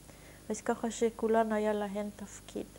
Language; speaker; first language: Hebrew; non-native, fluent; Hungarian